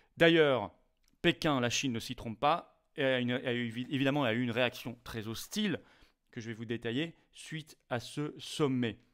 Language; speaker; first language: French; native; French